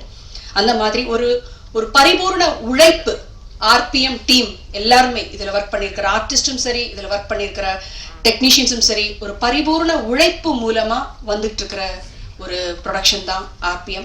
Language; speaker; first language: Tamil; native; Tamil